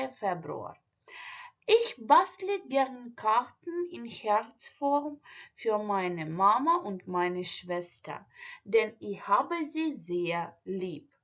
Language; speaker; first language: German; non-native, fluent; Ukrainian